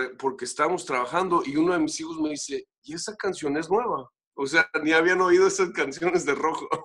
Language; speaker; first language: Spanish; native; Spanish